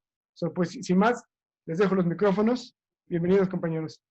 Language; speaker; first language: Spanish; native; Spanish